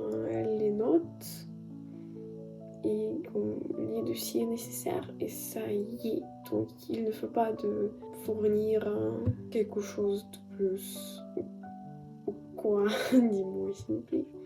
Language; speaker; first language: French; non-native, learner; Russian